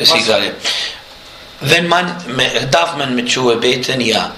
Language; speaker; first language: German; non-native, fluent; Arabic